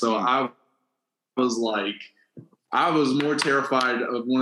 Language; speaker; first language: English; native; English